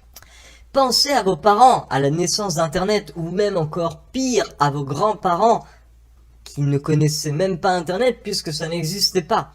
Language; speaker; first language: French; native; French